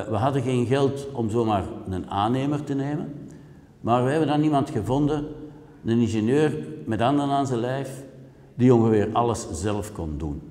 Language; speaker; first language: Dutch; native; Dutch